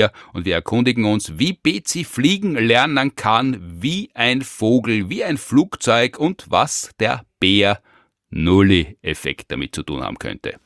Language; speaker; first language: German; native; German